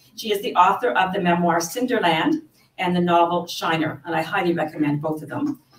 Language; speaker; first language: English; native; English